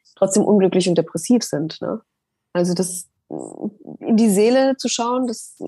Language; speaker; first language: German; early bilingual, other home language; Polish